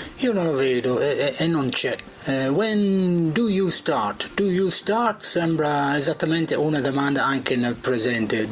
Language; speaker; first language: Italian; non-native, fluent; English